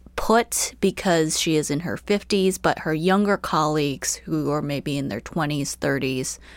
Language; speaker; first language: English; early bilingual, other home language; Chinese